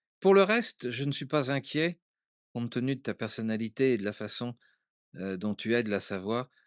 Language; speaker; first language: French; native; French